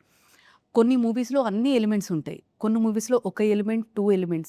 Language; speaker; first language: Telugu; native; Telugu